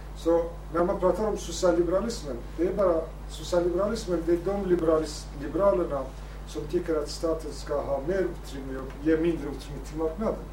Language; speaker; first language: Swedish; non-native, fluent; Kurdish